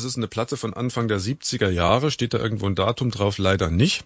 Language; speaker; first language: German; native; German